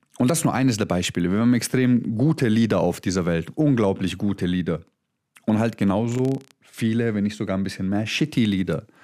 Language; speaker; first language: German; early bilingual, other home language; Croatian